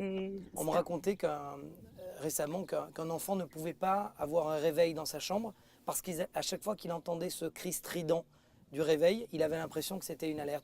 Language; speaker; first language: French; native; French